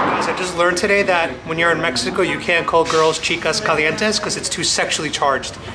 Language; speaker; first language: English; native; English